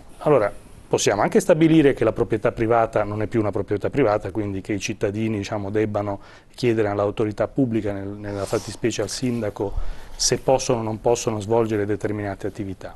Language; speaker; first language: Italian; native; Italian